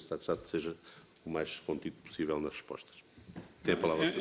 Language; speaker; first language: Portuguese; native; Portuguese